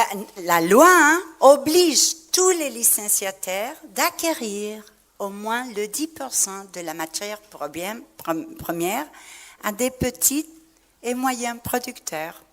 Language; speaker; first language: French; non-native, fluent; Spanish